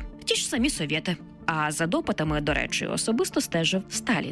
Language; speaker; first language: Ukrainian; native; Ukrainian